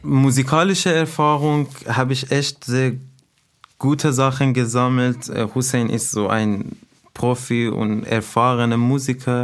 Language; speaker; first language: German; non-native, fluent; Persian